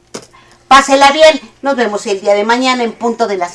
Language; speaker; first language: Spanish; native; Spanish